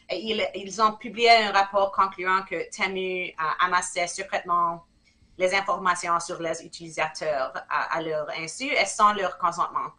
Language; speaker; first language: French; non-native, fluent; English